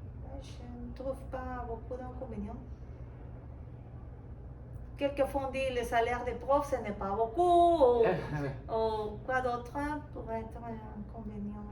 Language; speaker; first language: French; non-native, fluent; Spanish